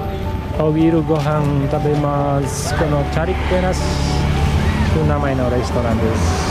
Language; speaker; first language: Japanese; non-native, learner; Indonesian